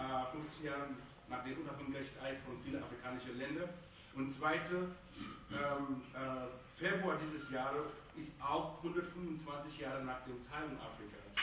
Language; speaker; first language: German; non-native, fluent; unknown